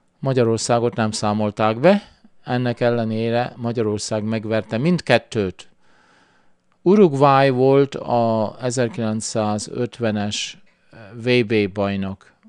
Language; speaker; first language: Hungarian; early bilingual, heritage; Hungarian